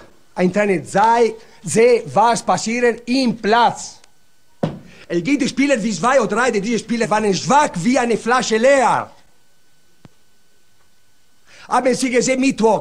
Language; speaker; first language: German; non-native, learner; Italian